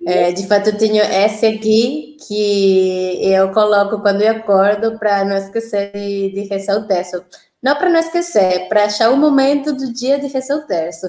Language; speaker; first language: Portuguese; non-native, fluent; Spanish